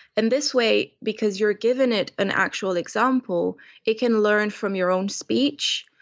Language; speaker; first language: English; non-native, fluent; Romanian